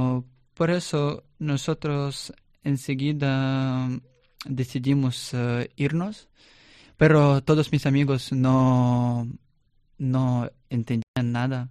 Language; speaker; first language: Spanish; non-native, learner; Russian